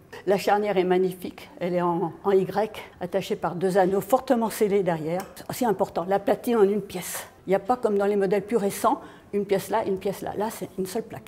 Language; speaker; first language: French; native; French